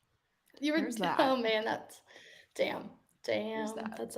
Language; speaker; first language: English; native; English